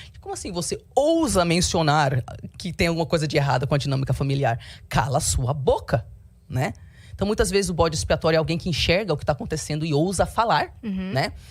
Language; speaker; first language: Portuguese; early bilingual, heritage; Portuguese